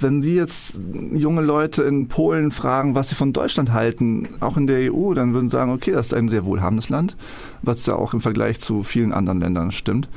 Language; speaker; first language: German; early bilingual, other home language; Polish